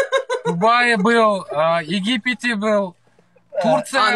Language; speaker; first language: Russian; non-native, local second language; Kazakh